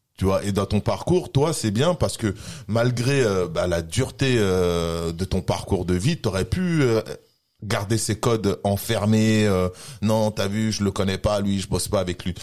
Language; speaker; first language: French; native; French